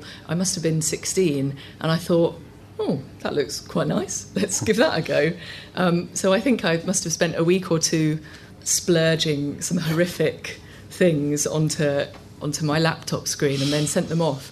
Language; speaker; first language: English; native; English